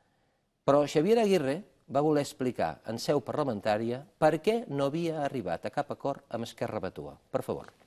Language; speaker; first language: Catalan; native; Catalan